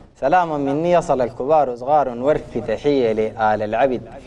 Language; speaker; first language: Arabic; native; Arabic